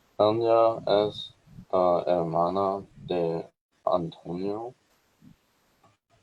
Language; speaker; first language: Spanish; non-native, learner; English